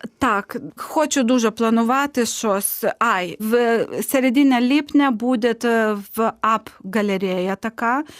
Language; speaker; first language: Ukrainian; non-native, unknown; Lithuanian